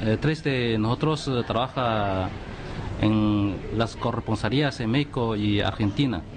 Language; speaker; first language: Spanish; non-native, fluent; Chinese